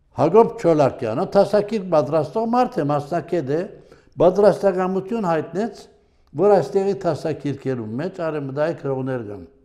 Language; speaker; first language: Armenian; early bilingual, heritage; Armenian